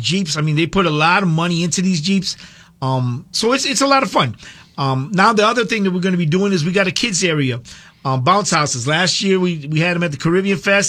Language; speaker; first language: English; native; English